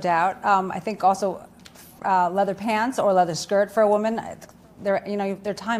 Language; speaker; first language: English; native; English